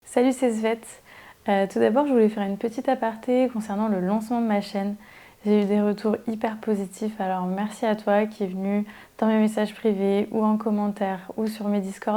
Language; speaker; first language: French; native; French